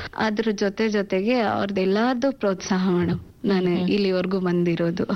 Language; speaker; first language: Kannada; non-native, local second language; Urdu